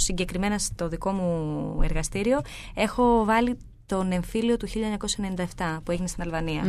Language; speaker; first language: Greek; early bilingual, other home language; Albanian